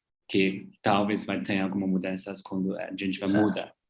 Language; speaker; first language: Portuguese; non-native, learner; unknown